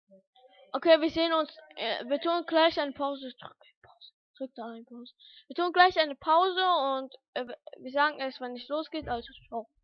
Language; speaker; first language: German; early bilingual, other home language; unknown